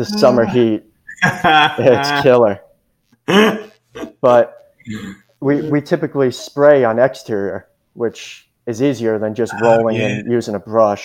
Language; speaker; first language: English; native; English